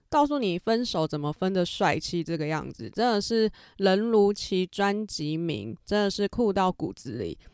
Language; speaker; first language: Chinese; native; Chinese